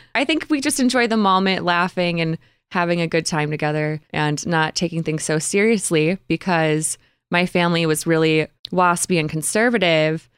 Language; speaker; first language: English; native; English